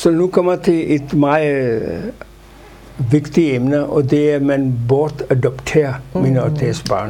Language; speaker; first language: Danish; non-native, fluent; Urdu